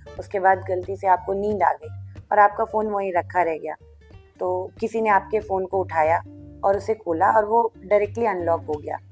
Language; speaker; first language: Hindi; non-native, local second language; Bangla